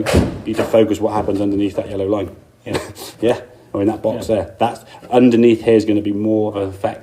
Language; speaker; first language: English; native; English